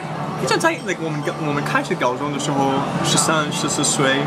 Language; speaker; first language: Chinese; non-native, fluent; English